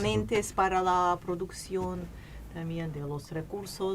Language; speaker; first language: Spanish; non-native, fluent; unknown